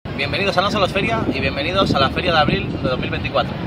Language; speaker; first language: Spanish; native; Spanish